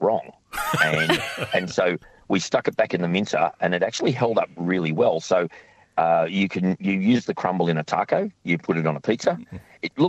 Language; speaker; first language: English; native; English